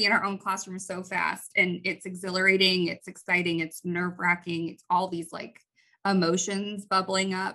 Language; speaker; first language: English; native; English